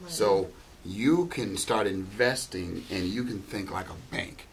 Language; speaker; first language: English; native; English